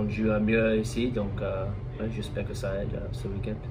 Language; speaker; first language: French; non-native, learner; English